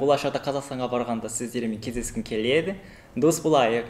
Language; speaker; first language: Kazakh; non-native, learner; Korean